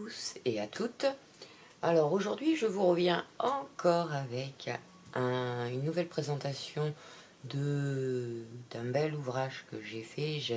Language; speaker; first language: French; native; French